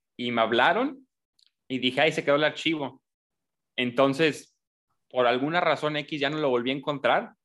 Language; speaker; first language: Spanish; native; Spanish